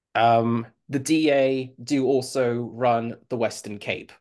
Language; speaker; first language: English; native; English